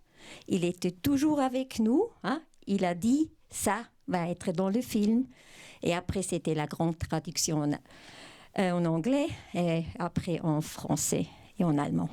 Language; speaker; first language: French; non-native, local second language; German